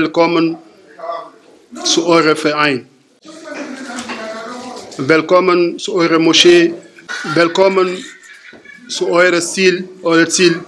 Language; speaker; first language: German; non-native, fluent; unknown